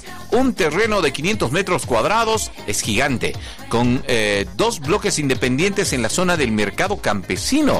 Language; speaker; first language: Spanish; native; Spanish